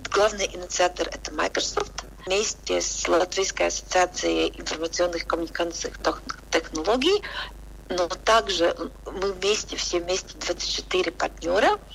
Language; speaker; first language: Russian; non-native, local second language; Latvian